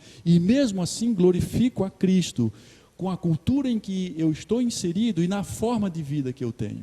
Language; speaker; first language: Portuguese; native; Portuguese